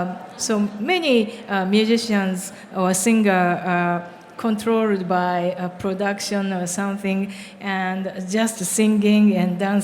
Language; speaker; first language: English; non-native, learner; Japanese